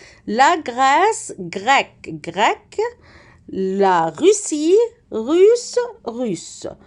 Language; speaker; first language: French; non-native, fluent; Arabic